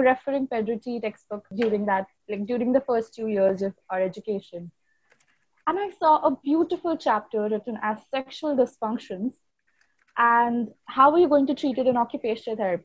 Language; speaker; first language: English; non-native, local second language; Hindi